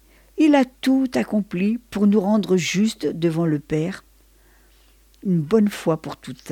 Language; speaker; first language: French; native; French